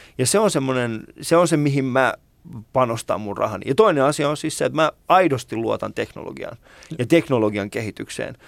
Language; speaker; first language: Finnish; early bilingual, other home language; Persian